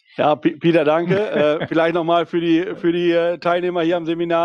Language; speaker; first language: German; native; German